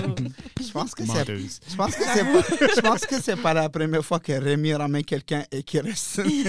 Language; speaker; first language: French; non-native, local second language; Arabic